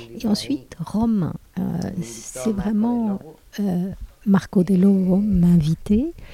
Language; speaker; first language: French; non-native, fluent; Spanish